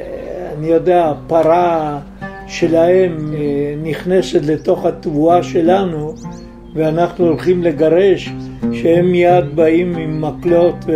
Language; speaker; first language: Hebrew; non-native, fluent; Italian